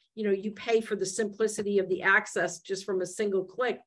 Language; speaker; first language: English; native; English